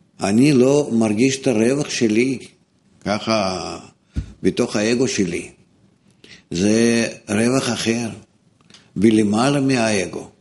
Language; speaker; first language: Hebrew; non-native, fluent; Russian